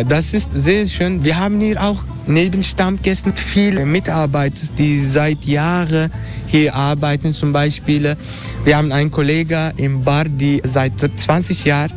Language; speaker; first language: German; non-native, learner; Turkish